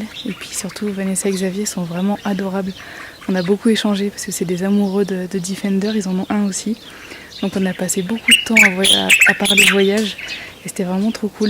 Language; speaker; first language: French; native; French